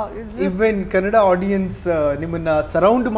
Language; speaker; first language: Kannada; native; Kannada